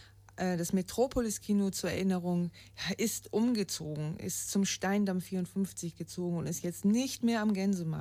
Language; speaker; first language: German; native; German